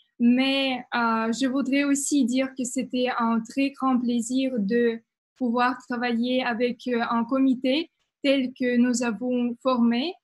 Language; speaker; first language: French; non-native, fluent; Russian